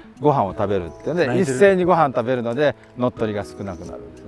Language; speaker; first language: Japanese; native; Japanese